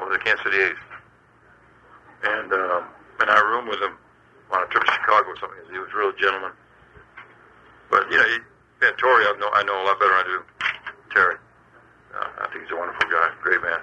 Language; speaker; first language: English; early bilingual, other home language; Spanish